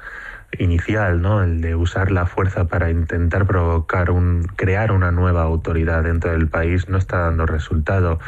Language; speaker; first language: Spanish; native; Spanish